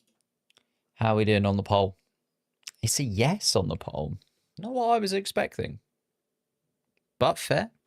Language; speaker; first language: English; native; English